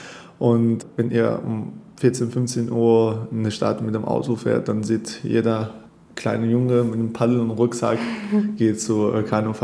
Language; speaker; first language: German; non-native, fluent; Persian